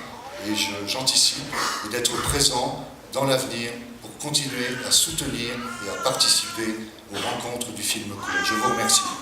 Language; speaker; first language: French; native; French